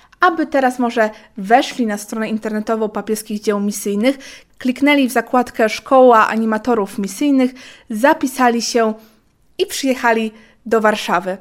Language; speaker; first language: Polish; native; Polish